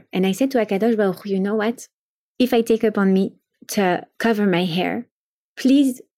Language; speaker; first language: English; non-native, fluent; French